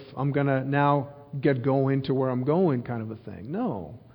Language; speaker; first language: English; early bilingual, other home language; Ukrainian